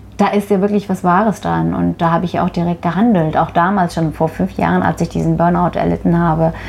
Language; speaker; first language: German; non-native, fluent; Turkish